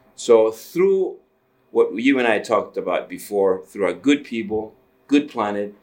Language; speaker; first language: English; non-native, fluent; Greek